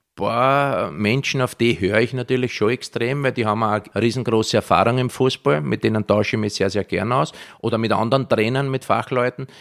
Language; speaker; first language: German; native; German